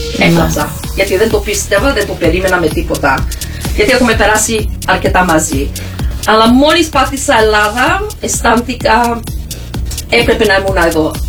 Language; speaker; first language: Greek; early bilingual, heritage; Greek